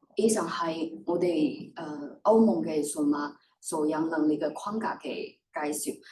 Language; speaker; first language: Cantonese; non-native, fluent; Chinese